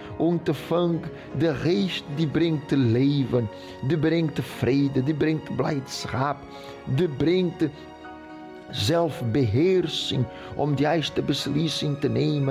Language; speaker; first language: Dutch; non-native, local second language; Portuguese